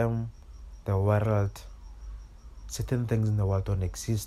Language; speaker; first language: English; non-native, local second language; Northern Sotho